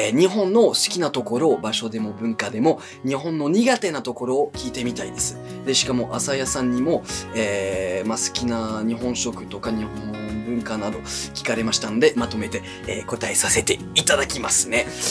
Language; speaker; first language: Japanese; non-native, fluent; French